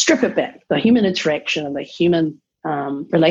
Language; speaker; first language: English; native; English